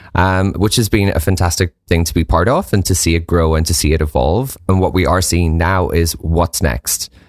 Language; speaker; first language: English; native; English